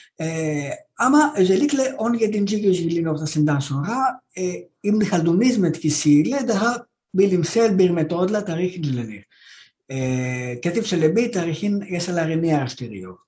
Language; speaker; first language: Turkish; non-native, fluent; Greek